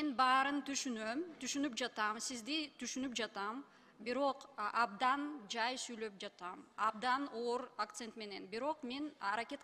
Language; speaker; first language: Kyrgyz; non-native, local second language; Russian